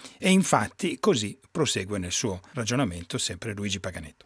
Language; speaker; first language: Italian; native; Italian